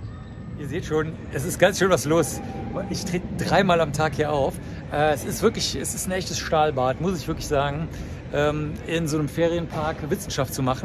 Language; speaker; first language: German; native; German